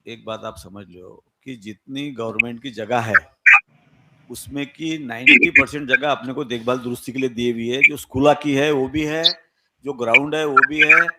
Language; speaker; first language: Hindi; non-native, local second language; Marathi